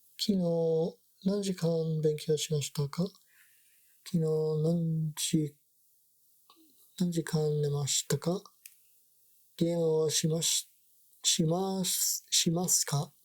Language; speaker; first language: Japanese; non-native, learner; English